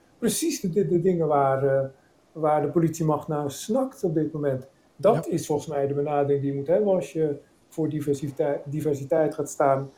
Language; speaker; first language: Dutch; early bilingual, other home language; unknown